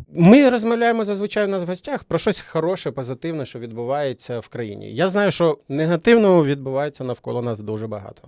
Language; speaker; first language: Ukrainian; native; Ukrainian